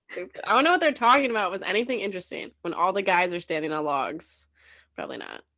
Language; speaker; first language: English; native; English